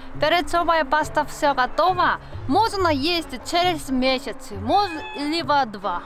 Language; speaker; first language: Russian; non-native, learner; Korean